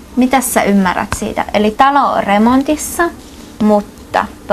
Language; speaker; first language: Finnish; non-native, fluent; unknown